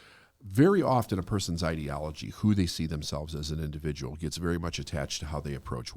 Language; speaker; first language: English; native; English